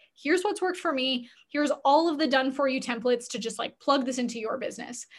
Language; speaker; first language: English; native; English